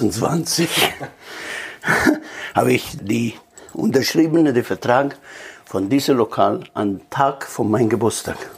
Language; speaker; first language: German; non-native, learner; Italian